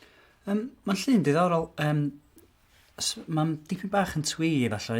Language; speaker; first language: Welsh; native; Welsh